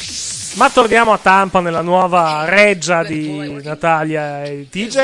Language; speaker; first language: Italian; native; Italian